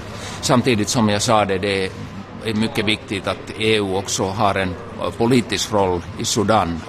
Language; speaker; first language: Swedish; non-native, local second language; Finnish